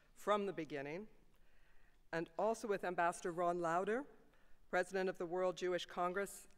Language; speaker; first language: English; native; English